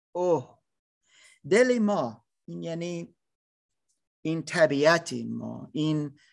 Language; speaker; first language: Persian; non-native, learner; English